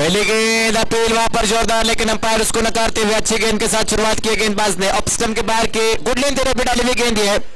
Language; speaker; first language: Hindi; non-native, local second language; Marathi